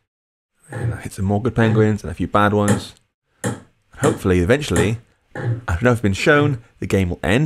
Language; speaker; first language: English; native; English